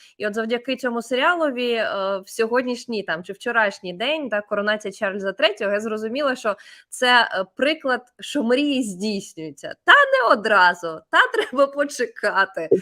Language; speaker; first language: Ukrainian; native; Ukrainian